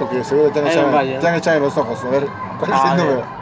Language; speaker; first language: Spanish; native; Spanish